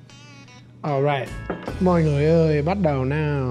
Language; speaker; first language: Vietnamese; non-native, learner; English